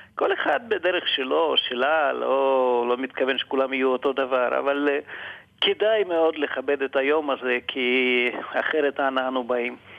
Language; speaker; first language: Hebrew; non-native, fluent; Russian